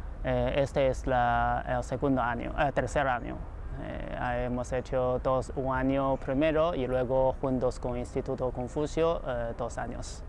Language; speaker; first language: Spanish; non-native, fluent; Chinese